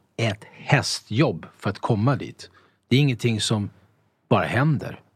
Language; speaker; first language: Swedish; early bilingual, other home language; Italian